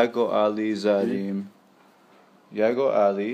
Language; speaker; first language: Hebrew; non-native, learner; English